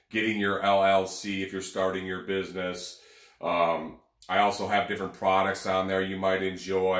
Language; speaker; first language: English; native; English